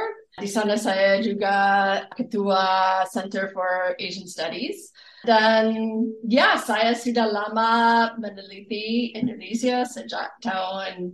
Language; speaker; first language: Indonesian; non-native, fluent; English